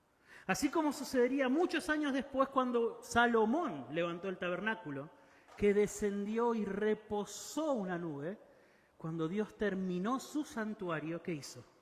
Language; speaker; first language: Spanish; native; Spanish